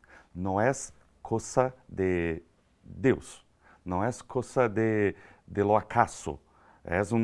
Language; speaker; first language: Spanish; non-native, learner; Portuguese